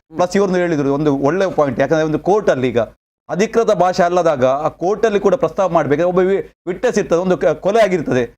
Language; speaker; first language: Kannada; non-native, local second language; Tulu